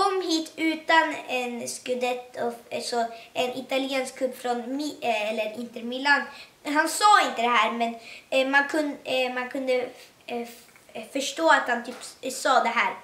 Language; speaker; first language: Swedish; early bilingual, other home language; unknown